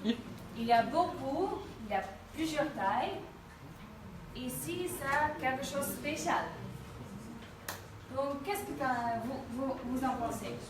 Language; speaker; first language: French; non-native, fluent; Dutch